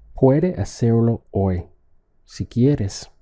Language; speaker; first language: Spanish; non-native, fluent; English